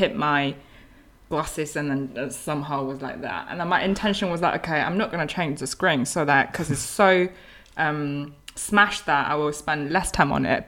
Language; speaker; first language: English; non-native, fluent; Chinese